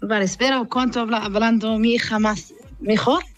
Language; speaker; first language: Spanish; non-native, learner; Arabic